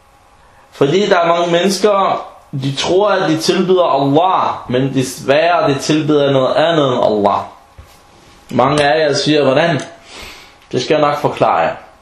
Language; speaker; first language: Danish; non-native, fluent; Arabic